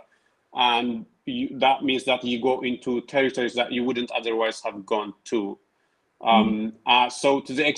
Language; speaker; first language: English; non-native, fluent; Tigrinya